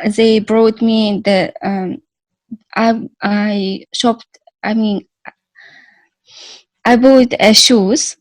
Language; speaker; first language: English; non-native, learner; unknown